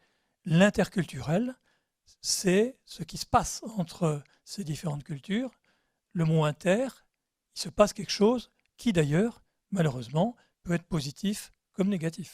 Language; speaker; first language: French; native; French